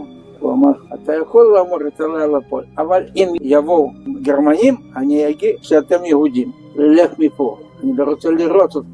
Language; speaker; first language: Hebrew; non-native, learner; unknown